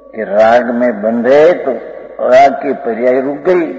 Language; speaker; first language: Hindi; non-native, local second language; Gujarati